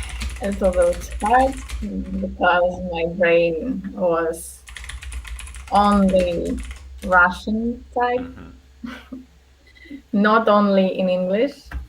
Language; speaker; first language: English; non-native, learner; Russian